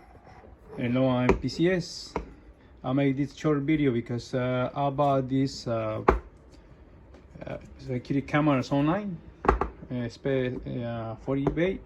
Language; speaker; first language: English; non-native, learner; Spanish